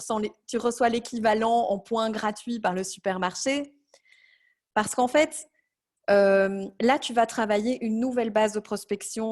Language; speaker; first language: French; native; French